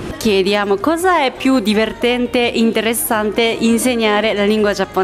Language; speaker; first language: Italian; non-native, fluent; Japanese